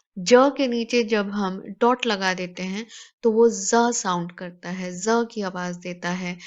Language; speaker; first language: Urdu; native; Urdu